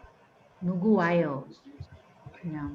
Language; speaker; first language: Korean; non-native, learner; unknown